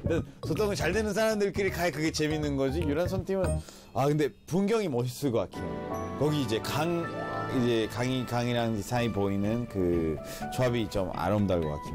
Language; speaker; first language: Korean; non-native, fluent; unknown